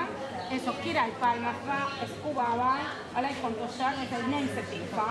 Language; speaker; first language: Hungarian; non-native, fluent; Spanish